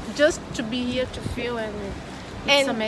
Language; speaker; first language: English; non-native, learner; Portuguese